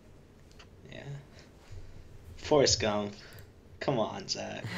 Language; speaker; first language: English; native; English